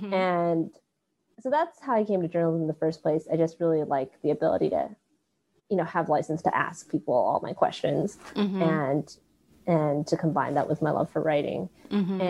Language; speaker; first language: English; non-native, local second language; Cantonese